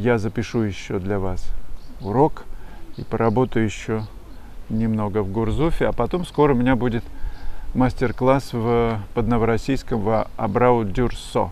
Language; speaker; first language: Russian; native; Russian